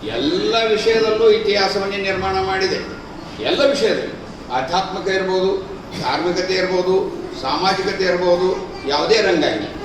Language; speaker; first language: Kannada; native; Kannada